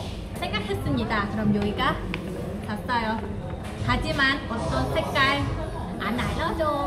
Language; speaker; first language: Korean; non-native, learner; Vietnamese